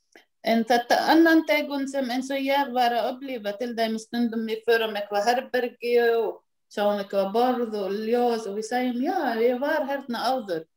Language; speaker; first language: Icelandic; non-native, learner; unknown